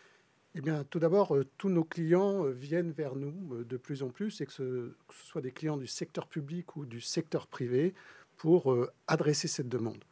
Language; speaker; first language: French; native; French